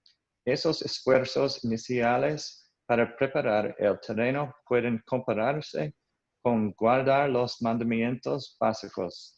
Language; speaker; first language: Spanish; non-native, learner; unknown